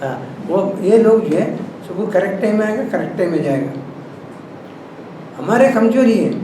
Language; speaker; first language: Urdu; non-native, local second language; Malayalam